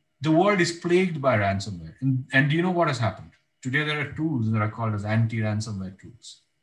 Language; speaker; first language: English; non-native, local second language; Bangla